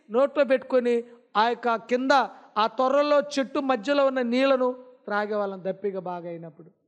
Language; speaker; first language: Telugu; non-native, local second language; Lambadi